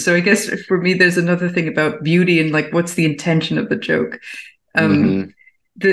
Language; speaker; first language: English; native; English